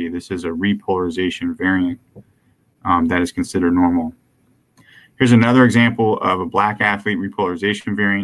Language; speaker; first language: English; native; English